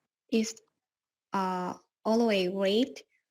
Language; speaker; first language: English; non-native, learner; Vietnamese